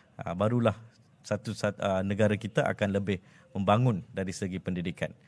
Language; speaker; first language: Malay; non-native, local second language; Tamil